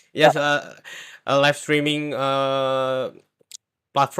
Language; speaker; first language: English; non-native, learner; Indonesian